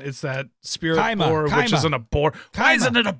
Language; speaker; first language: English; native; English